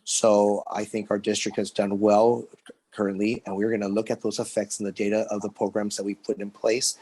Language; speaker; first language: English; early bilingual, other home language; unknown